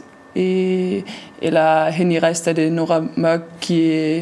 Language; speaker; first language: French; non-native, learner; Danish